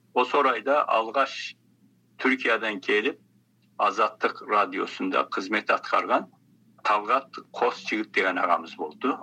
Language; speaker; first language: Kazakh; early bilingual, heritage; Kazakh